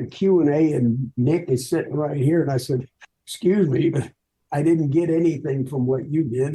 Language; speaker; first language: English; native; English